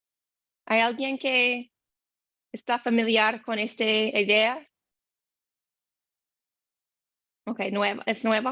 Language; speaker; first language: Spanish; non-native, learner; English